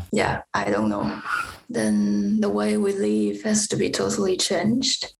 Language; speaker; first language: English; non-native, fluent; Chinese